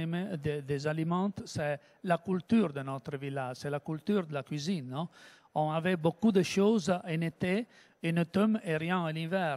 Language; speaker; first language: French; non-native, learner; Italian